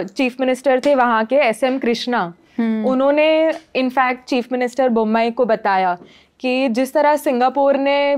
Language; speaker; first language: Hindi; non-native, local second language; Gujarati